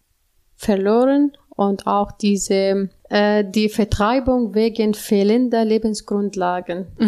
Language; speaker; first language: German; non-native, learner; Arabic